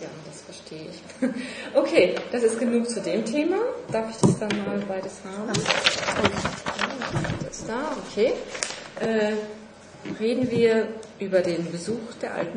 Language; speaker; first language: German; native; German